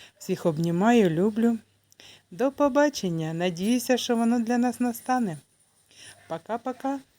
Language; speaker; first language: Ukrainian; native; Ukrainian